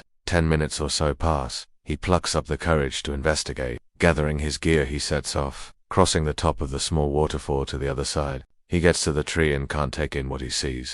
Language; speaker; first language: English; native; English